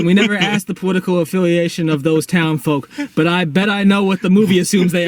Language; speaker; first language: English; native; English